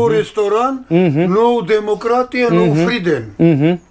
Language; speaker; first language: English; non-native, learner; Georgian